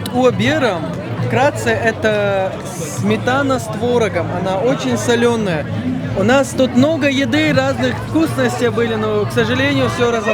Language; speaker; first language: Russian; non-native, local second language; Chechen